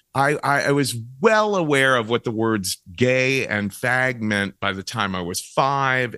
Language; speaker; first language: English; native; English